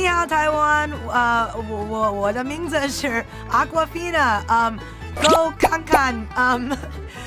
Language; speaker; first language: Chinese; early bilingual, heritage; Chinese